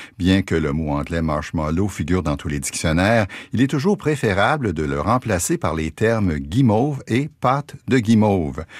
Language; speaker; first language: French; native; French